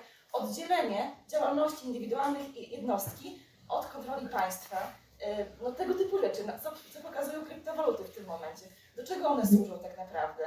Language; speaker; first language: Polish; native; Polish